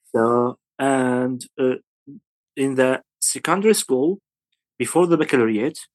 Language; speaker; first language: English; non-native, fluent; Arabic